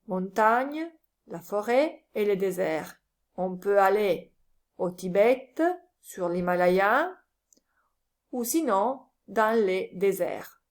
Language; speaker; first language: French; non-native, learner; Italian